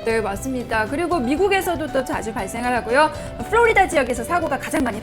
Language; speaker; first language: Korean; native; Korean